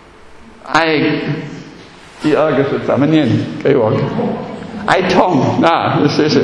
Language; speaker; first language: Chinese; non-native, fluent; German